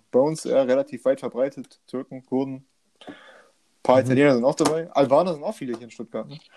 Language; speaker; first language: German; native; German